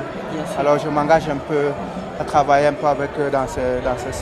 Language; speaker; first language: French; non-native, fluent; Portuguese